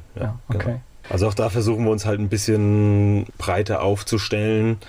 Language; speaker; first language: German; native; German